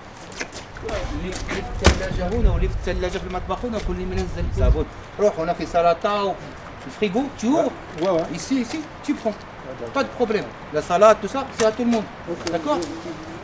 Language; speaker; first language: French; native; French